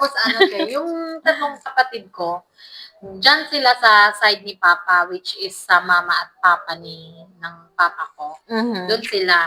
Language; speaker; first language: Filipino; non-native, local second language; Cebuano